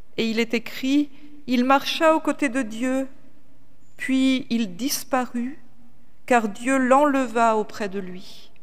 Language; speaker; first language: French; native; French